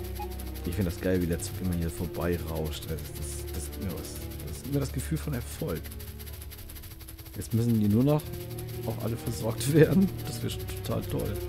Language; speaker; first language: German; native; German